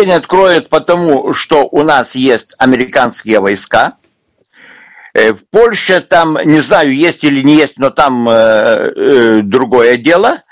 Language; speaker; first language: Russian; non-native, local second language; Lithuanian